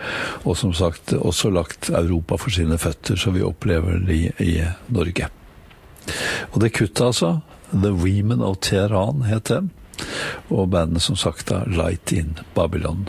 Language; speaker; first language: Norwegian; native; Norwegian